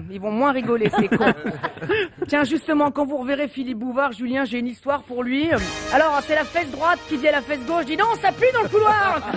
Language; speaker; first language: French; native; French